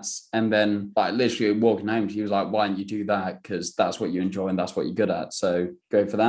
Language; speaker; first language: English; native; English